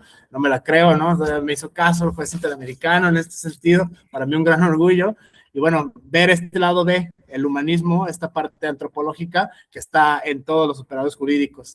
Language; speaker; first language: Spanish; native; Spanish